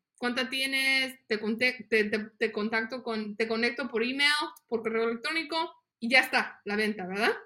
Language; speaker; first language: Spanish; early bilingual, heritage; Spanish